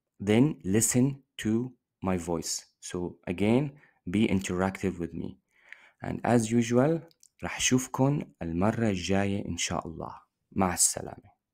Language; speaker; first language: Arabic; native; Arabic